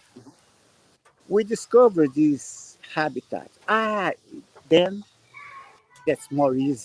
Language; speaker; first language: English; non-native, learner; Portuguese